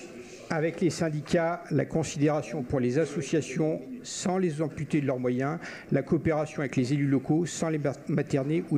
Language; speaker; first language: French; native; French